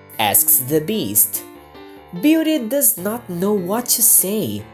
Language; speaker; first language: English; non-native, fluent; Portuguese